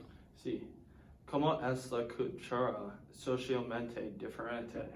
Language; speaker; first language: Spanish; non-native, learner; English